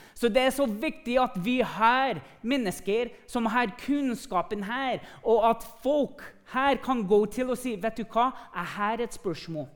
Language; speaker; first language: Norwegian; non-native, fluent; English